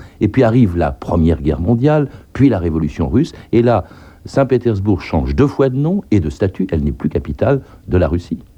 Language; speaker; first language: French; native; French